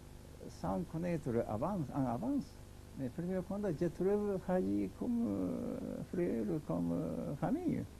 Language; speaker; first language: French; non-native, learner; Japanese